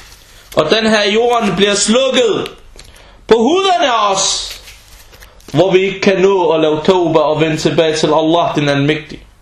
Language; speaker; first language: Danish; early bilingual, other home language; Arabic